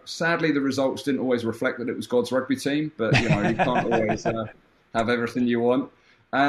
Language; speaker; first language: English; native; English